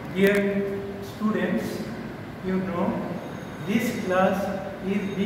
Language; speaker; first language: English; non-native, local second language; Bangla